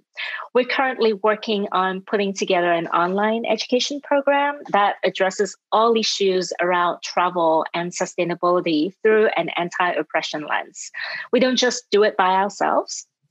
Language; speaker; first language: English; non-native, local second language; Cantonese